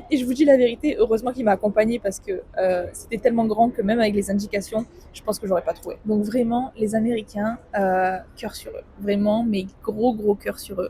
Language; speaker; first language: French; native; French